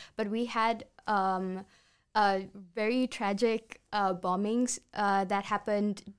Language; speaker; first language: English; non-native, local second language; Sinhala